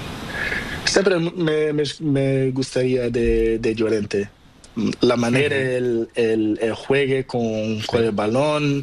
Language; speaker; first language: Spanish; non-native, learner; Portuguese